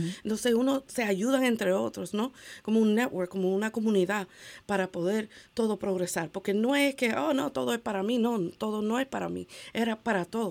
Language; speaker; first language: Spanish; early bilingual, heritage; Spanish